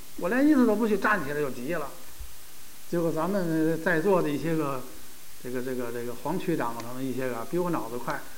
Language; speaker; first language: Chinese; native; Chinese